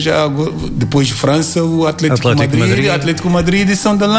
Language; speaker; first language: Portuguese; non-native, learner; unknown